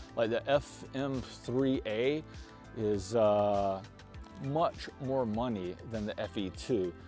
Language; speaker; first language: English; native; English